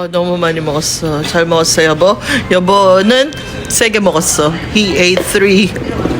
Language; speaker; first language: Korean; non-native, fluent; Filipino